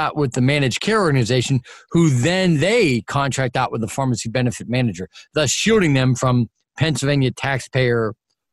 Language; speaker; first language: English; native; English